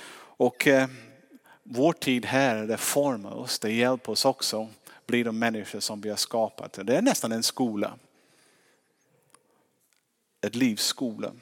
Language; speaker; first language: Swedish; non-native, fluent; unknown